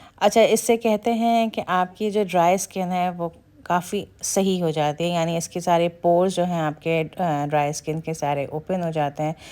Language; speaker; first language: Urdu; native; Urdu